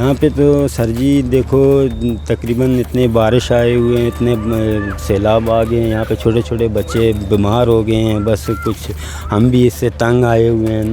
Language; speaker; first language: Hindi; non-native, fluent; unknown